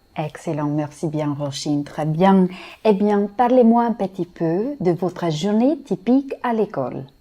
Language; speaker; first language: French; non-native, fluent; English